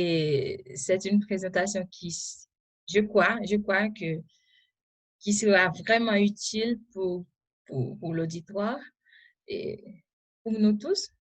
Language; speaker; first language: French; non-native, local second language; Haitian Creole